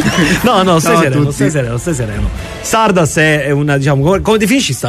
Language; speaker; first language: Italian; native; Italian